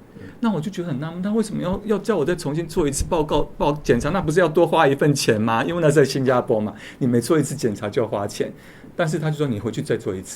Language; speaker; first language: Chinese; native; Chinese